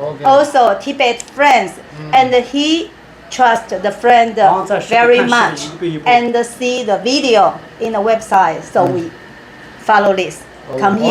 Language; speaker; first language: English; non-native, learner; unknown